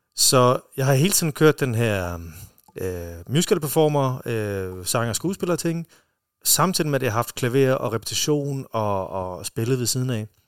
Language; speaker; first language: Danish; early bilingual, heritage; Danish